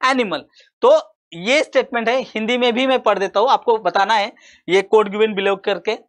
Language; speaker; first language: Hindi; non-native, local second language; Marathi